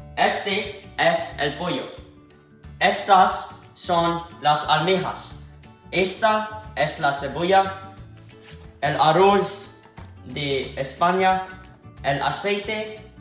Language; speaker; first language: Spanish; non-native, learner; English